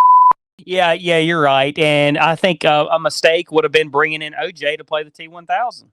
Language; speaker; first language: English; native; English